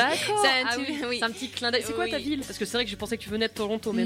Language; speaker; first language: French; native; French